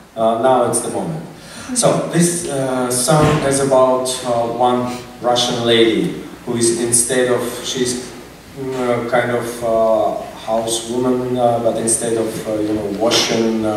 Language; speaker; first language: English; non-native, fluent; Russian